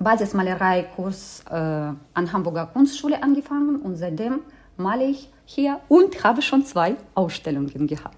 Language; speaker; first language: German; non-native, fluent; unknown